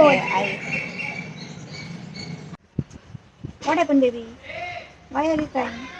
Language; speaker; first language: English; non-native, learner; Hindi